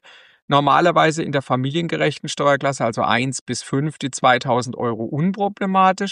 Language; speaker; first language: German; native; German